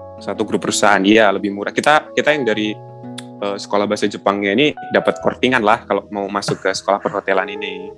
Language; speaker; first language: Indonesian; native; Indonesian